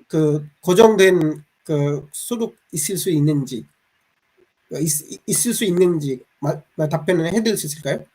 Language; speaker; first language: Korean; non-native, fluent; Bangla